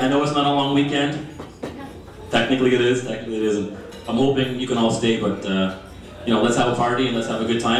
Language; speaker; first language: English; early bilingual, other home language; Greek